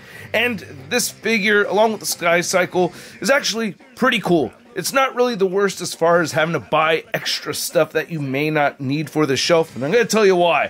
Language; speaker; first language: English; native; English